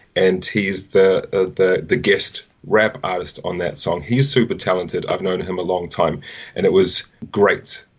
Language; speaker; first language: English; native; English